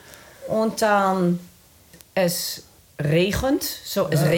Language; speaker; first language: German; non-native, learner; Dutch